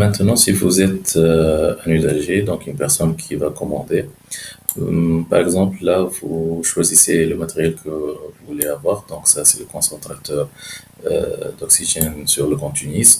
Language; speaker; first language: French; non-native, local second language; Arabic